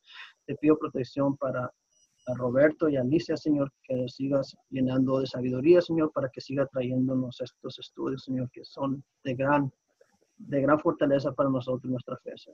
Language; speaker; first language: Spanish; native; Spanish